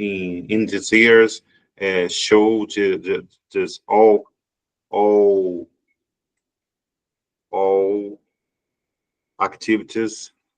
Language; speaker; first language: English; non-native, learner; Portuguese